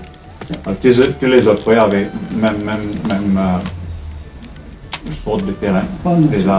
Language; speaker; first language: French; non-native, local second language; Morisyen